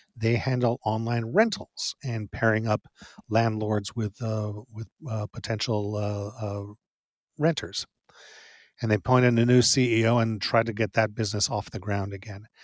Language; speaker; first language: English; native; English